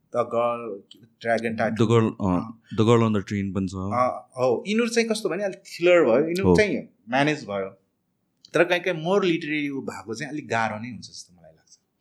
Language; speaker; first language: Nepali; native; Nepali